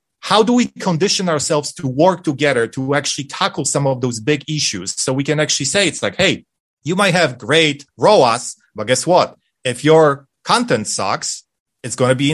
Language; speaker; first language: English; non-native, fluent; Polish